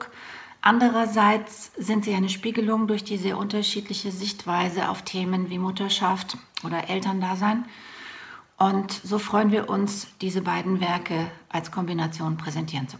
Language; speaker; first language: German; native; German